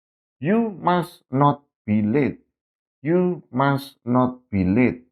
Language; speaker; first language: English; non-native, fluent; Indonesian